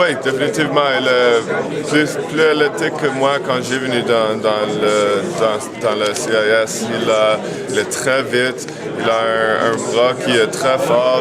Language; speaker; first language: French; non-native, local second language; English